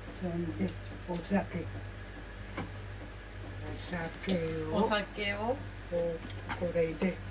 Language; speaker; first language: Japanese; native; Japanese